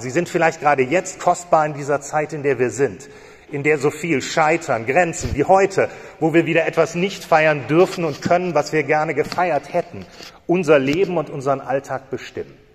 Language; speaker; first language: German; native; German